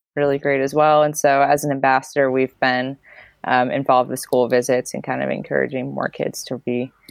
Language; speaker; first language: English; native; English